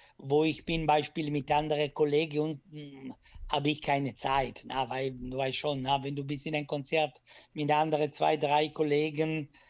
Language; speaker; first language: German; non-native, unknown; Italian